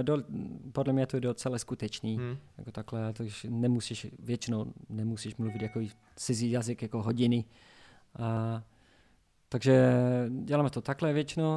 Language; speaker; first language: Czech; non-native, learner; English